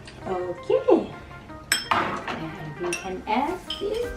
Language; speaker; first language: English; non-native, learner; Thai